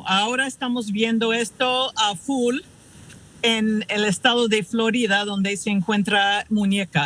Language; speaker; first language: Spanish; non-native, fluent; English